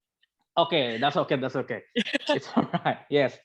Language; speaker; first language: English; non-native, learner; Indonesian